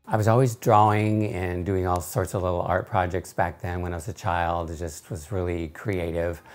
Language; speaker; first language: English; native; English